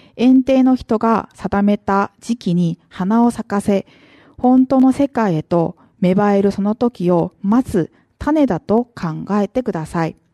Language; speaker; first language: Japanese; non-native, fluent; Korean